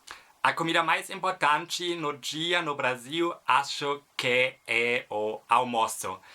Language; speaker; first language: Portuguese; non-native, fluent; German